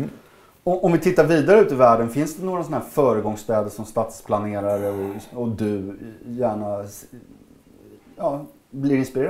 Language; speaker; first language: Swedish; native; Swedish